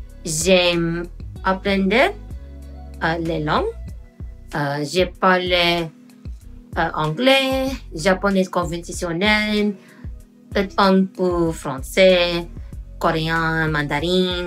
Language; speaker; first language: French; non-native, learner; English